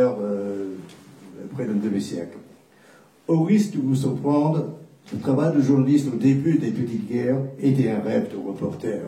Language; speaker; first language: French; non-native, fluent; English